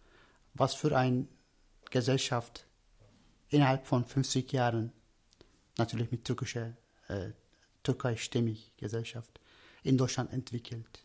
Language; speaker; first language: German; non-native, learner; Turkish